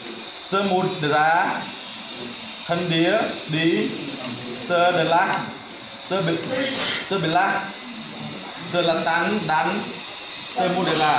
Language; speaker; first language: Indonesian; non-native, learner; Khmer